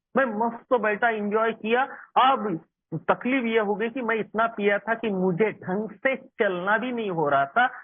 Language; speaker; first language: Hindi; non-native, local second language; Marathi